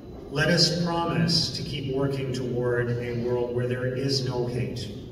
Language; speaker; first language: English; native; English